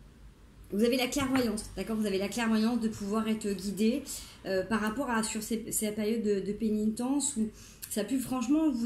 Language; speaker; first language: French; native; French